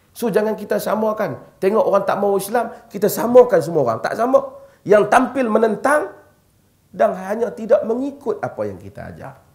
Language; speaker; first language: Malay; native; Malay